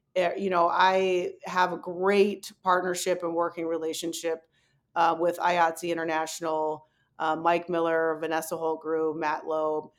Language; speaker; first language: English; native; English